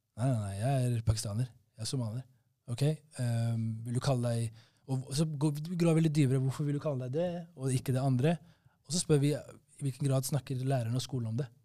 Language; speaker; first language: Norwegian; early bilingual, other home language; Somali